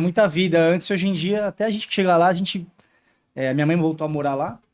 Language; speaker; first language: Portuguese; native; Portuguese